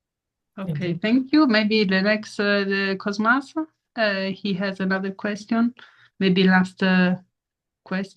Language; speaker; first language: English; non-native, fluent; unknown